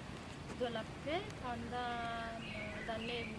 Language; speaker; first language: French; non-native, local second language; Kinyarwanda